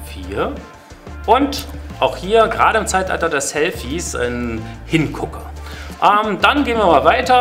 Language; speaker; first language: German; native; German